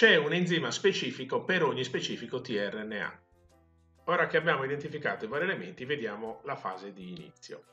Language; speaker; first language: Italian; native; Italian